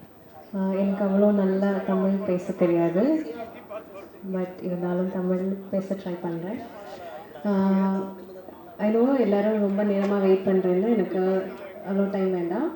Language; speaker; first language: Tamil; non-native, learner; Malayalam